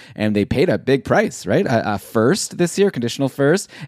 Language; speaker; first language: English; native; English